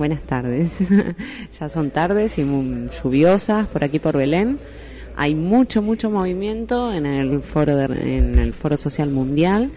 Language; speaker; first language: Spanish; native; Spanish